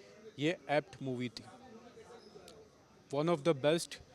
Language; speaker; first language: Hindi; native; Hindi